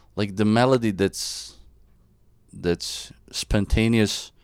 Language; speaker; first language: English; non-native, fluent; Serbian